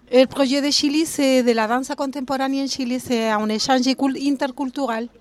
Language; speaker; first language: French; non-native, learner; Spanish